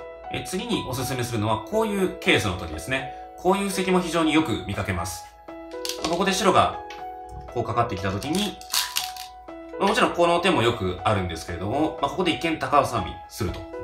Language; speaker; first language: Japanese; native; Japanese